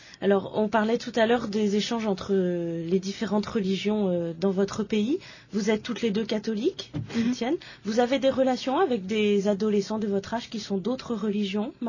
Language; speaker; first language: French; native; French